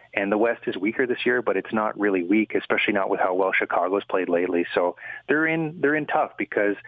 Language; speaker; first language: English; native; English